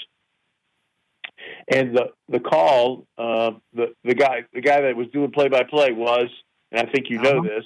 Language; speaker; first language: English; native; English